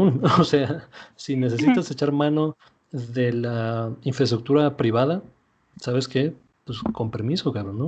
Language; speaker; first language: Spanish; native; Spanish